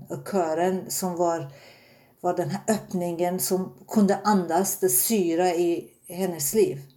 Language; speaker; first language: Swedish; non-native, fluent; Persian